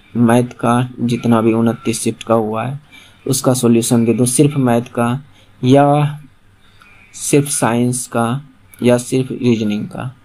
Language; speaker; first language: Hindi; non-native, local second language; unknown